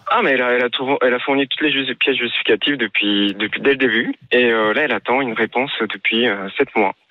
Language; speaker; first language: French; non-native, fluent; Korean